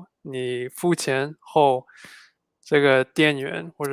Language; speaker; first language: Chinese; non-native, fluent; English